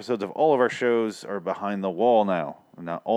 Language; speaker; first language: English; native; English